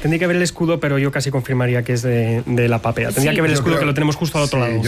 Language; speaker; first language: Spanish; native; Spanish